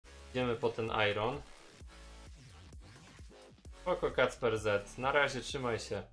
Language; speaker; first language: Polish; native; Polish